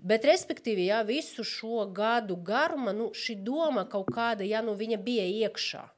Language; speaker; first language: Latvian; non-native, local second language; Russian